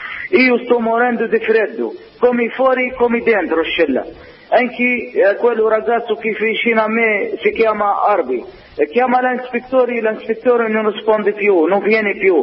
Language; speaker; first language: Italian; non-native, learner; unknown